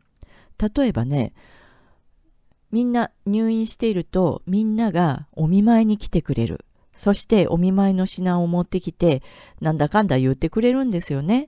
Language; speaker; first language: Japanese; native; Japanese